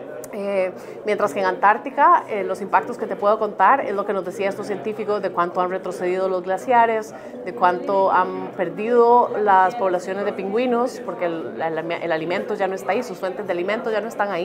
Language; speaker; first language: Spanish; native; Spanish